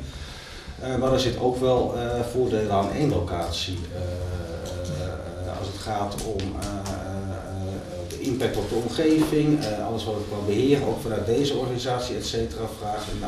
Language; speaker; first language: Dutch; native; Dutch